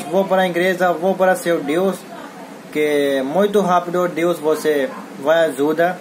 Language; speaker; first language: Portuguese; non-native, learner; Hindi